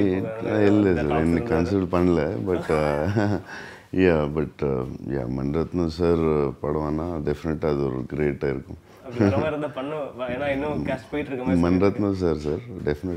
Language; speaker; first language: Tamil; non-native, learner; Telugu